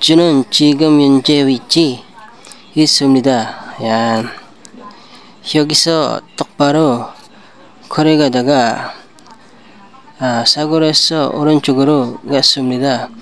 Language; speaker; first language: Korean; non-native, learner; Filipino